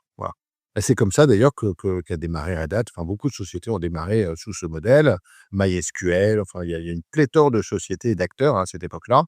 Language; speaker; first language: French; native; French